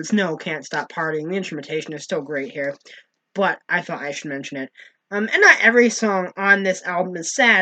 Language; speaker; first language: English; native; English